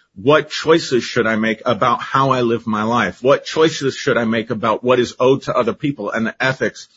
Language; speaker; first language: English; native; English